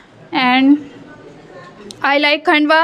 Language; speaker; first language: English; non-native, learner; Hindi